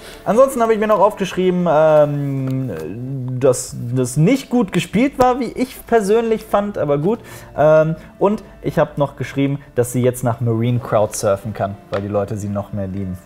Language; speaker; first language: German; native; German